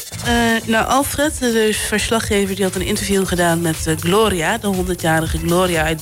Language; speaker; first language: Dutch; native; Dutch